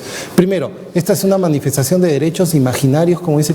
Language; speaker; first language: Spanish; native; Spanish